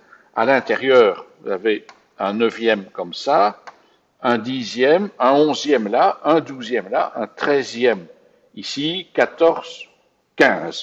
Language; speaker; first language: French; native; French